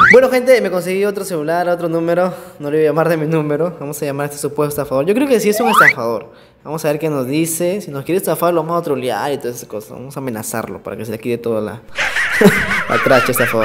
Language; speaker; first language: Spanish; native; Spanish